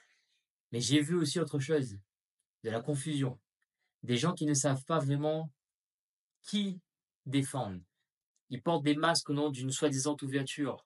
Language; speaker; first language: French; native; French